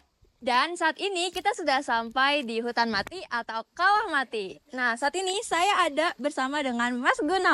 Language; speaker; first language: Indonesian; native; Indonesian